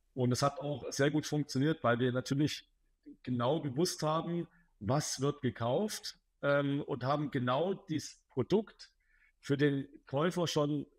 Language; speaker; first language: German; native; German